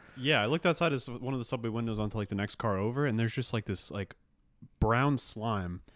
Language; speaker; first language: English; native; English